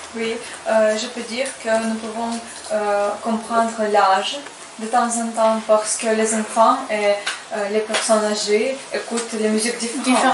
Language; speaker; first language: French; non-native, learner; Ukrainian